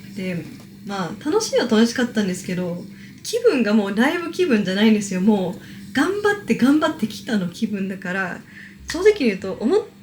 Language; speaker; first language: Japanese; early bilingual, heritage; Japanese